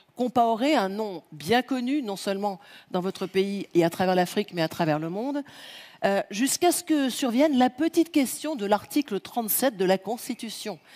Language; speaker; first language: French; native; French